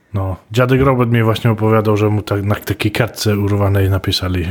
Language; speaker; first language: Polish; early bilingual, heritage; Polish